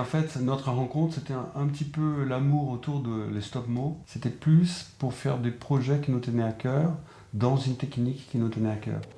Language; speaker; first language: French; non-native, fluent; Portuguese